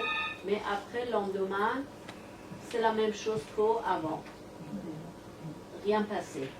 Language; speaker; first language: French; non-native, learner; Persian